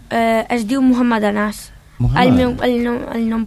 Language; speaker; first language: Catalan; non-native, learner; Urdu